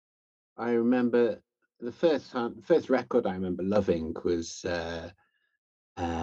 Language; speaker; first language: English; native; English